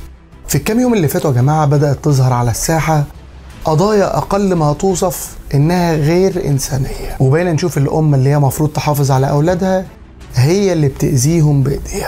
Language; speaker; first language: Arabic; native; Arabic